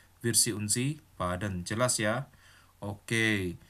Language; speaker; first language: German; non-native, fluent; Indonesian